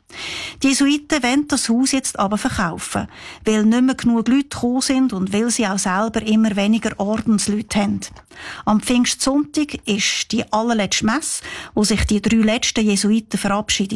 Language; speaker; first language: German; native; German